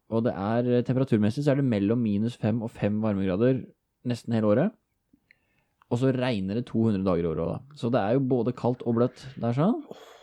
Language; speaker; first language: Norwegian; native; Norwegian